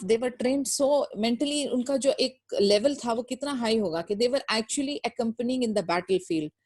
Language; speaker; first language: English; non-native, local second language; Urdu